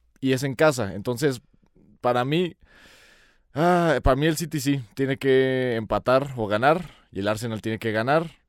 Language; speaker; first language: Spanish; native; Spanish